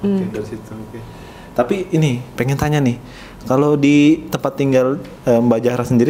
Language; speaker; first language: Indonesian; native; Indonesian